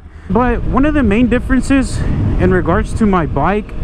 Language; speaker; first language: English; native; English